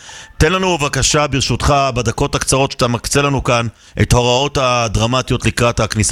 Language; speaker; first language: Hebrew; native; Hebrew